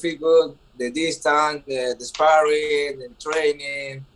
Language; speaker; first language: English; non-native, learner; Spanish